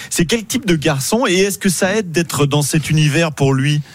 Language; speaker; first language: French; native; French